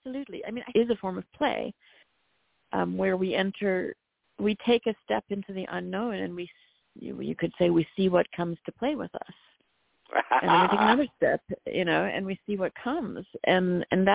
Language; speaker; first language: English; native; English